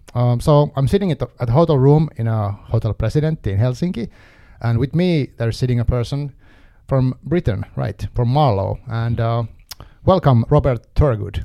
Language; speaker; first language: English; non-native, fluent; Finnish